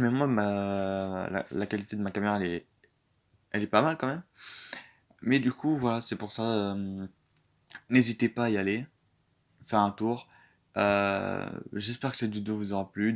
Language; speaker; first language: French; native; French